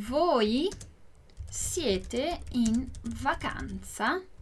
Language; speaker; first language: Italian; non-native, fluent; Portuguese